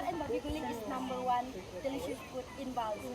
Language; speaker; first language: English; non-native, learner; Indonesian